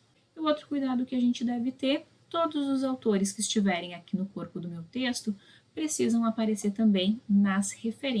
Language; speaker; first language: Portuguese; native; Portuguese